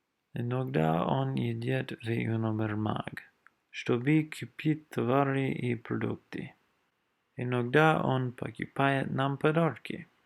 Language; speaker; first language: Russian; non-native, learner; English